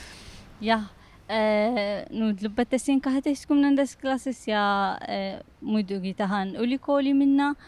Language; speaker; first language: Estonian; non-native, learner; Arabic